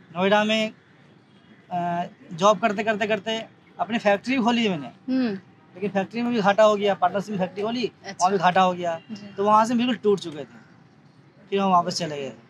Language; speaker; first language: Hindi; native; Hindi